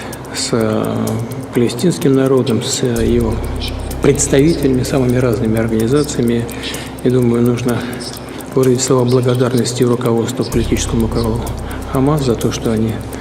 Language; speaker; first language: Russian; native; Russian